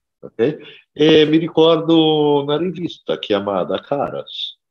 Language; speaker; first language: Italian; non-native, learner; Portuguese